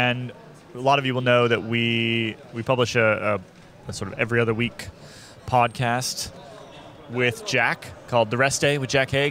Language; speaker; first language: English; native; English